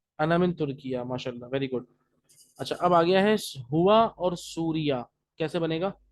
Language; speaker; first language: Urdu; native; Urdu